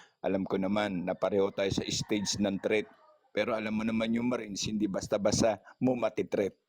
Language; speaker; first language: Filipino; non-native, local second language; Cebuano